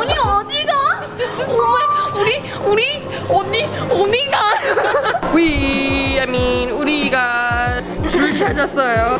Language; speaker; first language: Korean; early bilingual, heritage; English